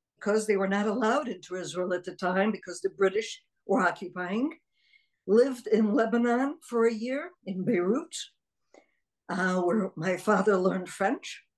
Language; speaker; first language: English; early bilingual, other home language; Hebrew